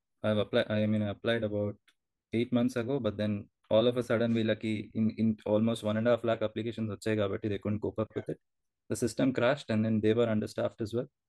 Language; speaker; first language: English; non-native, local second language; Telugu